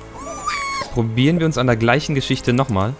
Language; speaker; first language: German; native; German